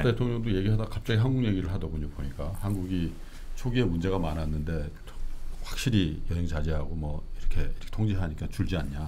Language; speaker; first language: Korean; native; Korean